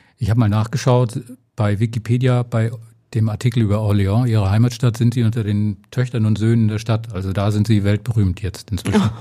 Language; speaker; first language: German; native; German